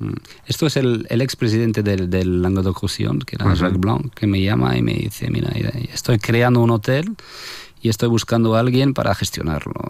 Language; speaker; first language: Spanish; non-native, fluent; French